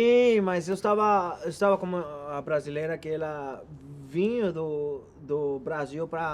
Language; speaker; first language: Portuguese; non-native, learner; Spanish